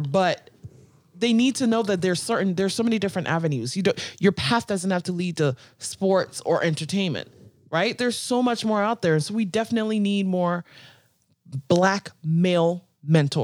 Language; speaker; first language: English; non-native, local second language; Akan